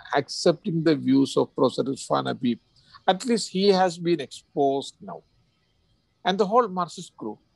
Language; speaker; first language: English; non-native, local second language; Malayalam